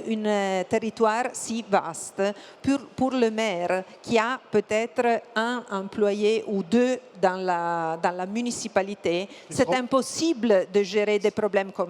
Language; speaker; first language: French; non-native, fluent; Italian